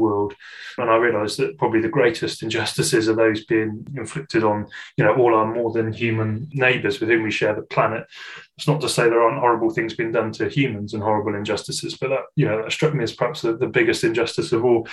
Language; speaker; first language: English; native; English